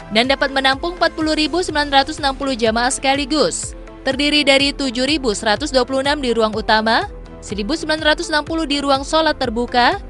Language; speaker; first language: Indonesian; native; Indonesian